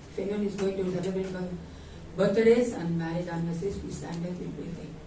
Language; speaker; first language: English; non-native, local second language; Kannada